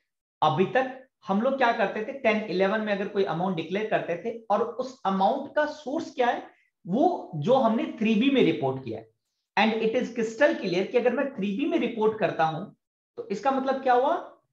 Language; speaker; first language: Hindi; native; Hindi